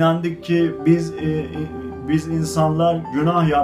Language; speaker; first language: Turkish; non-native, learner; Azerbaijani